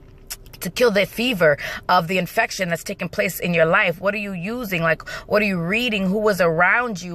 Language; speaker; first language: English; native; English